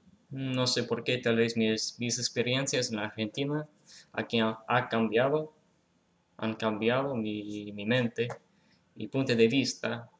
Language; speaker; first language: Spanish; non-native, fluent; English